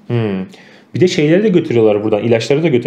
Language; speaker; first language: Turkish; native; Turkish